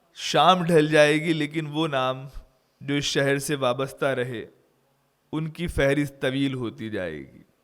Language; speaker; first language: Urdu; native; Urdu